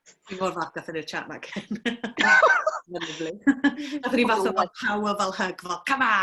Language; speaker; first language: Welsh; native; Welsh